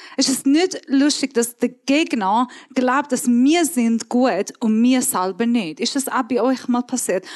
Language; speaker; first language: German; non-native, fluent; Persian